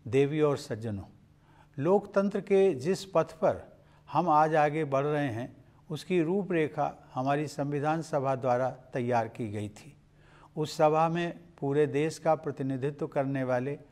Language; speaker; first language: Hindi; native; Hindi